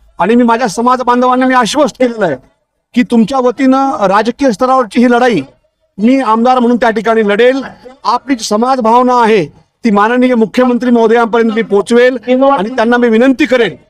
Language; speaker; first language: Marathi; non-native, local second language; Lambadi